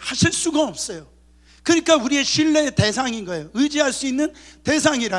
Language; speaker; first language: Korean; native; Korean